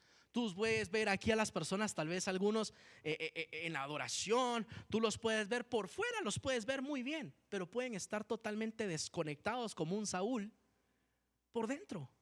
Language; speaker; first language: Spanish; native; Spanish